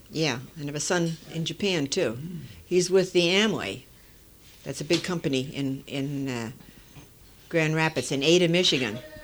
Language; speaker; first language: English; early bilingual, other home language; Dutch